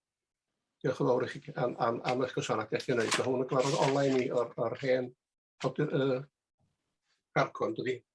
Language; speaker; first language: Welsh; native; Welsh